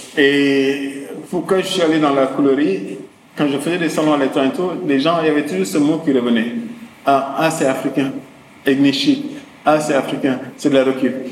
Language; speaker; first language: French; non-native, local second language; Wolof